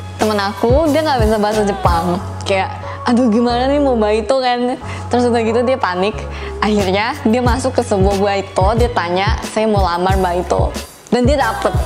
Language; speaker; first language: Indonesian; native; Indonesian